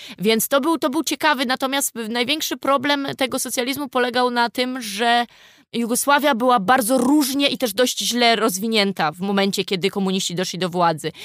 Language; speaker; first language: Polish; native; Polish